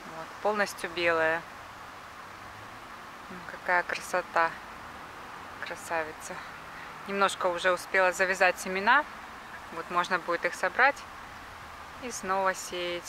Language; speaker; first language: Russian; native; Russian